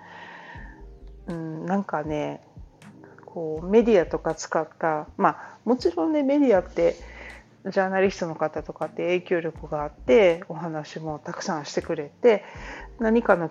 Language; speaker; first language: Japanese; native; Japanese